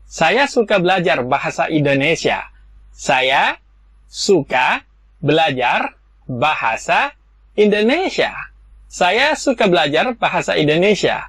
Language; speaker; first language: Indonesian; non-native, fluent; Thai